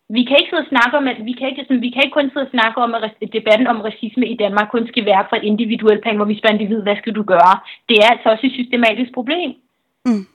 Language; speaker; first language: Danish; early bilingual, other home language; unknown